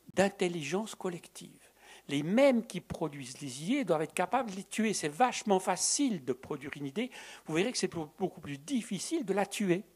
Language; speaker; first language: French; native; French